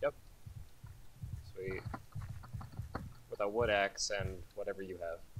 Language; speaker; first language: English; native; English